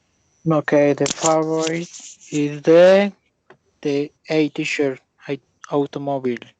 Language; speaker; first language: English; non-native, learner; Spanish